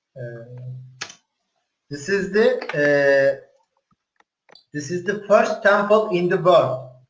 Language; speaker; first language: English; non-native, learner; Turkish